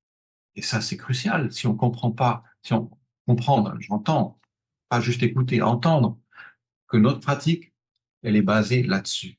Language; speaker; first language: French; native; French